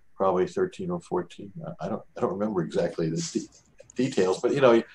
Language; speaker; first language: English; native; English